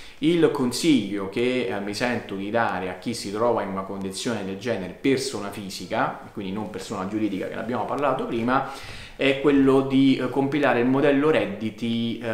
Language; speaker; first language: Italian; native; Italian